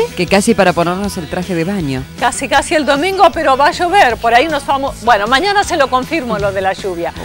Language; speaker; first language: Spanish; native; Spanish